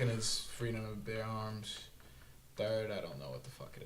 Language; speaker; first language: English; native; English